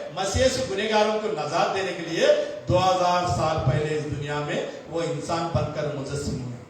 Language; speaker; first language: Hindi; non-native, local second language; Telugu